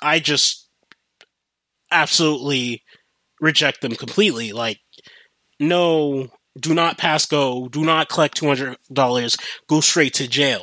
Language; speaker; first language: English; native; English